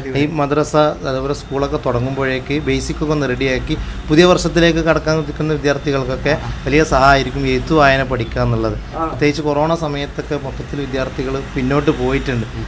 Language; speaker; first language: Malayalam; native; Malayalam